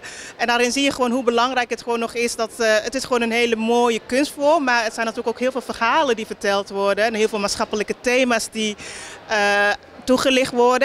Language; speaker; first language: Dutch; native; Dutch